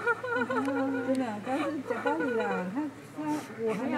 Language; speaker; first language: Chinese; native; Chinese